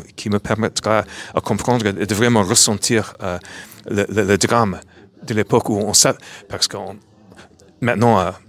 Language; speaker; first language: French; non-native, fluent; English